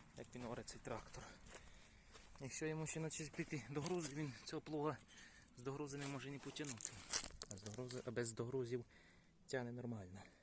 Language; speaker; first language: Ukrainian; native; Ukrainian